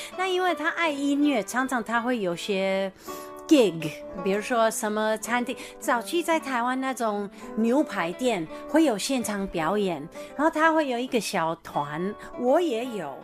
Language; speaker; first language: Chinese; non-native, fluent; English